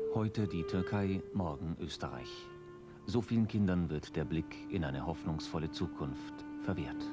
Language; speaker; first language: German; native; German